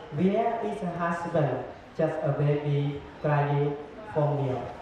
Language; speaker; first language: English; non-native, learner; Khmer